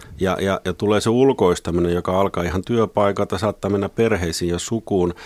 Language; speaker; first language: Finnish; native; Finnish